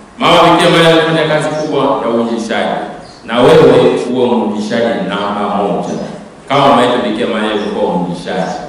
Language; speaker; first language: Swahili; native; Swahili